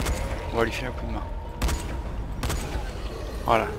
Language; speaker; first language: French; native; French